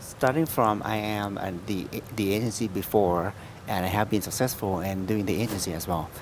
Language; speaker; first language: English; non-native, fluent; Thai